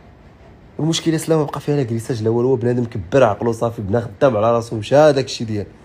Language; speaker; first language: Arabic; native; Arabic